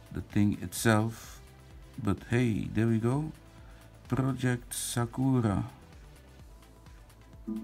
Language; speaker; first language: English; non-native, fluent; Dutch